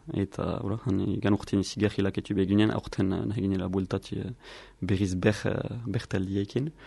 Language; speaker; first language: Basque; native; Basque